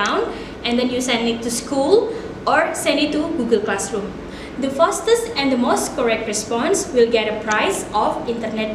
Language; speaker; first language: English; non-native, fluent; Indonesian